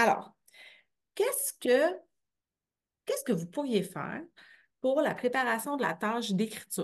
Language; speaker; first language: French; native; French